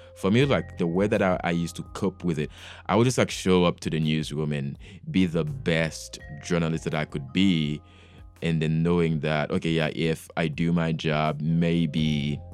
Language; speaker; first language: English; non-native, fluent; Haitian Creole